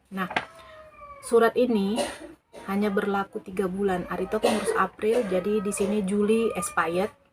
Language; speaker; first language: Indonesian; native; Indonesian